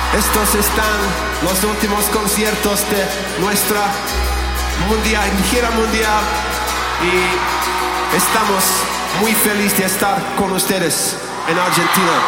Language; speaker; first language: Spanish; non-native, learner; English